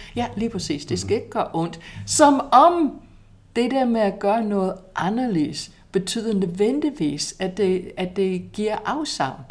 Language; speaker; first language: Danish; non-native, fluent; English